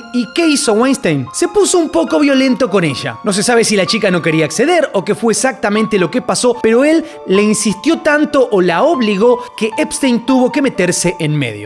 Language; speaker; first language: Spanish; native; Spanish